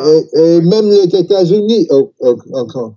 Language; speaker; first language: French; non-native, learner; English